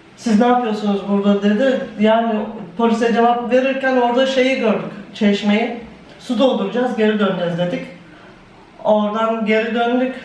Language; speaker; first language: Turkish; native; Turkish